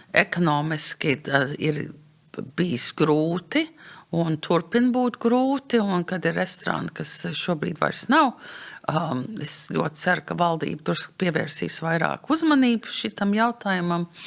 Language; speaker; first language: Latvian; early bilingual, heritage; English